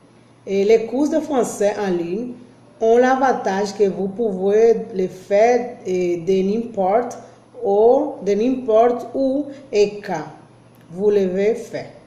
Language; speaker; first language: French; non-native, learner; Spanish